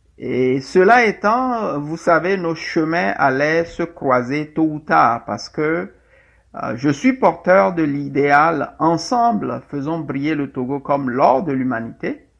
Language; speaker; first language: French; non-native, local second language; Ewe